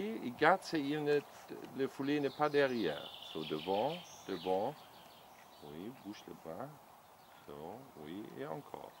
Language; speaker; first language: French; non-native, learner; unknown